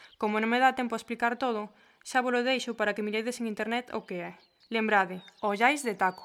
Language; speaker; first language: Galician; early bilingual, heritage; Galician